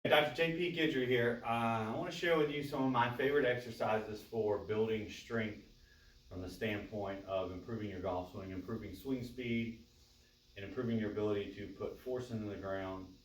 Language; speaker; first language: English; native; English